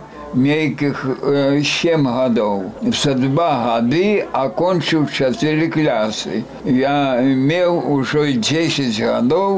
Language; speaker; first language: Belarusian; native; Belarusian